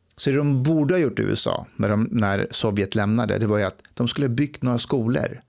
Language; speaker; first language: Swedish; early bilingual, other home language; Persian